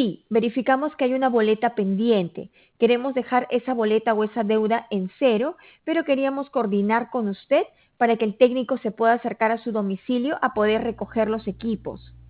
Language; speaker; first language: Spanish; native; Spanish